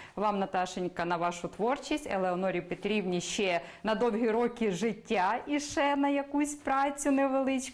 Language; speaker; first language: Ukrainian; native; Ukrainian